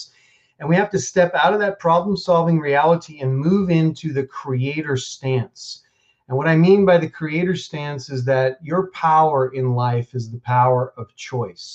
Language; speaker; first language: English; native; English